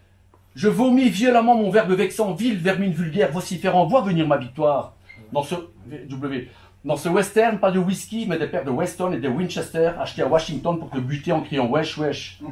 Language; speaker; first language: French; early bilingual, other home language; Turkish